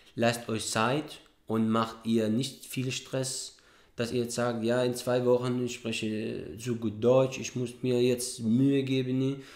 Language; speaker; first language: German; non-native, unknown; Arabic